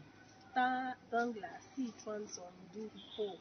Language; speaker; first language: Chinese; non-native, learner; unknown